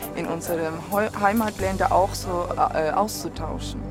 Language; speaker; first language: German; non-native, fluent; Turkish